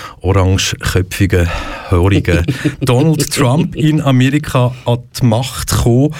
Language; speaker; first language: German; native; German